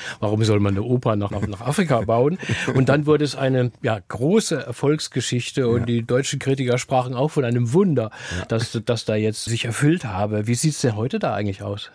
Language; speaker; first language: German; native; German